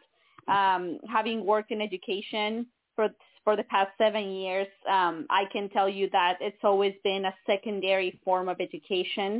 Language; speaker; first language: English; non-native, fluent; Spanish